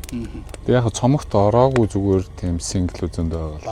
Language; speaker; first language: Mongolian; native; Mongolian